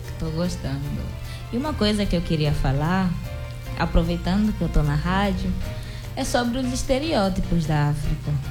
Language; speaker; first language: Portuguese; non-native, local second language; Upper Guinea Crioulo